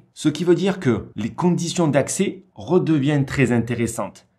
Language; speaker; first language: French; native; French